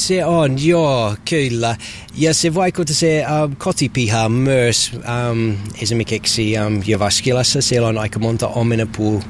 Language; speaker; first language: Finnish; non-native, learner; English